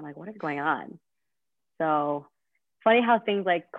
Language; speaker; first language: English; native; English